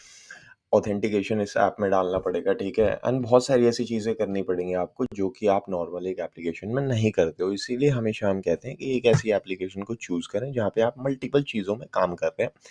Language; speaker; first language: Hindi; native; Hindi